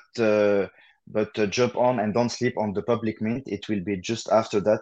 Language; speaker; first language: English; non-native, fluent; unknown